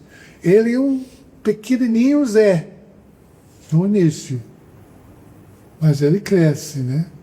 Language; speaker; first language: Portuguese; non-native, fluent; English